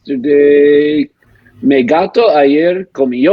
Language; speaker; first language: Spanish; non-native, learner; English